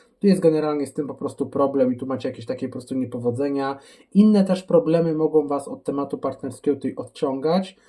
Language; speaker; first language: Polish; native; Polish